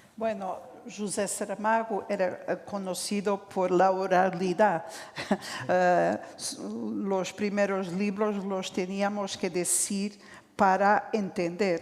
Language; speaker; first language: Spanish; non-native, fluent; Portuguese